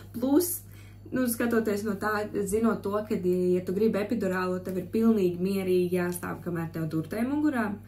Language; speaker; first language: Latvian; native; Latvian